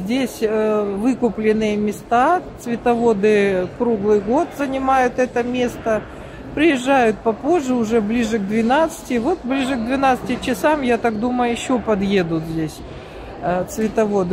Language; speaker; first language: Russian; native; Russian